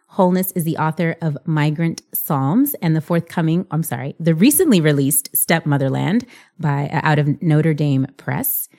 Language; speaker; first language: English; early bilingual, other home language; Spanish